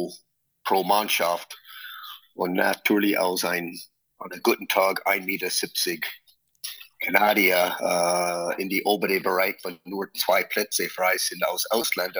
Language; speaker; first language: German; non-native, fluent; English